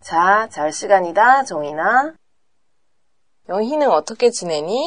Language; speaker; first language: Korean; non-native, learner; Japanese